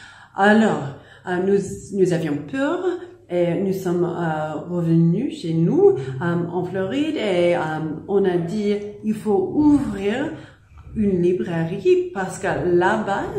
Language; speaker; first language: French; non-native, learner; English